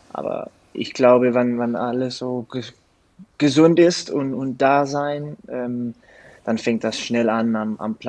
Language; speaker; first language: German; non-native, learner; Danish